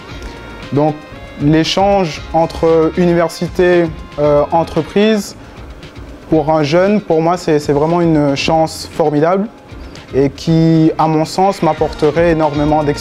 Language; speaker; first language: French; native; French